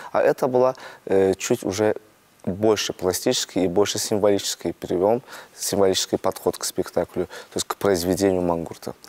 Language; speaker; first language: Russian; non-native, local second language; Azerbaijani